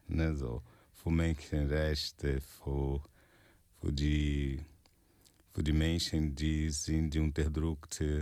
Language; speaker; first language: German; non-native, fluent; Portuguese